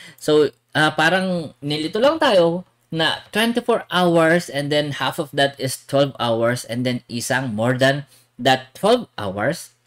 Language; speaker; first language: English; non-native, local second language; Filipino